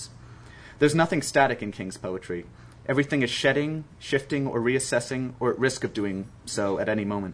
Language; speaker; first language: English; native; English